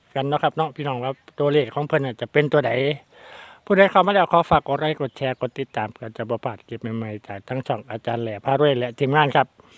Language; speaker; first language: Thai; native; Thai